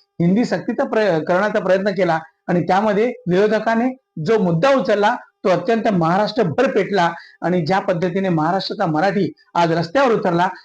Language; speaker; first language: Marathi; native; Marathi